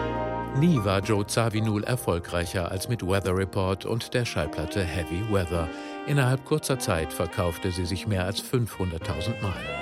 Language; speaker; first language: German; native; German